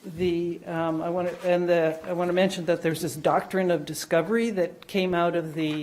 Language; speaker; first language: English; non-native, fluent; Dutch